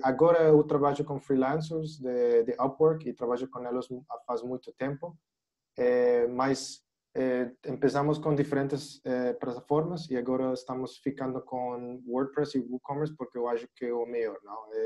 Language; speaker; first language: Portuguese; non-native, learner; Spanish